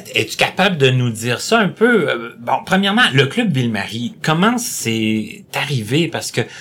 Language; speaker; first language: French; native; French